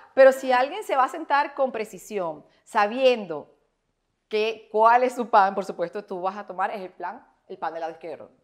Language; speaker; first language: Spanish; native; Spanish